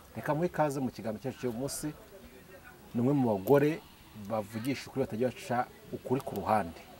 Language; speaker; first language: Kinyarwanda; native; Kinyarwanda